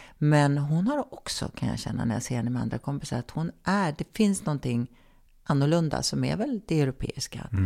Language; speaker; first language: Swedish; native; Swedish